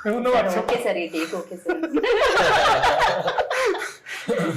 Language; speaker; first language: Telugu; native; Telugu